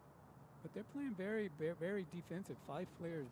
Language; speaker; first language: English; native; English